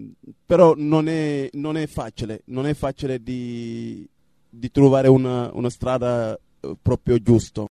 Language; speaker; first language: Italian; non-native, fluent; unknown